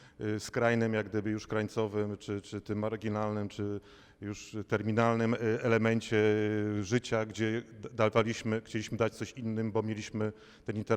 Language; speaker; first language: Polish; native; Polish